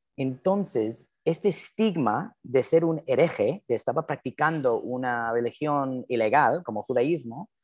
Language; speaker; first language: Spanish; non-native, fluent; English